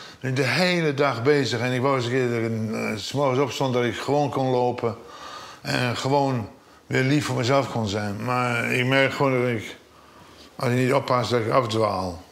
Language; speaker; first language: Dutch; native; Dutch